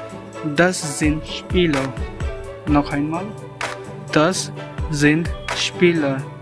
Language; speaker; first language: German; non-native, learner; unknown